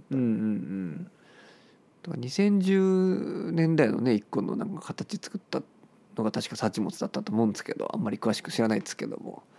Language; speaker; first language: Japanese; native; Japanese